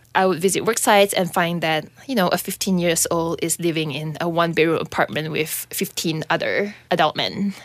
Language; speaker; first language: English; non-native, local second language; Chinese